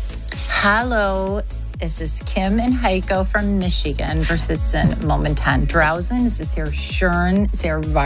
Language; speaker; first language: German; non-native, learner; English